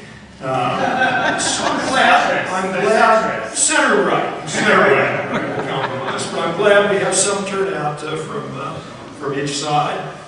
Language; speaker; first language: English; native; English